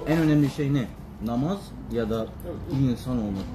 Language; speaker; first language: Turkish; non-native, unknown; Arabic